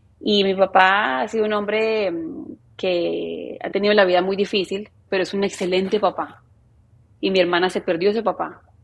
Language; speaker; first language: Spanish; native; Spanish